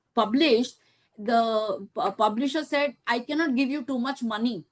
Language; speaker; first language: English; non-native, local second language; Gujarati